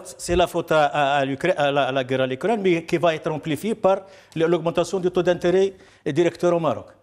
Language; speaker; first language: French; non-native, local second language; Arabic